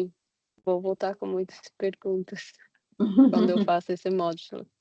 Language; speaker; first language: Portuguese; non-native, learner; Spanish